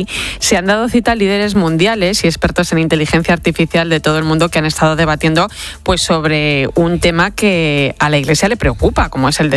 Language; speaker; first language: Spanish; native; Spanish